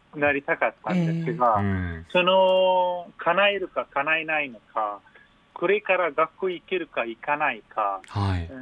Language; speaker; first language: Japanese; non-native, fluent; Persian